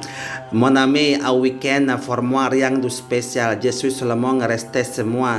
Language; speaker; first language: French; non-native, learner; Indonesian